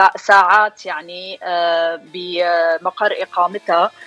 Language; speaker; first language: Arabic; native; Arabic